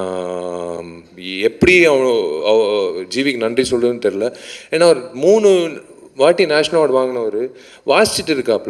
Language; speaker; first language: Tamil; native; Tamil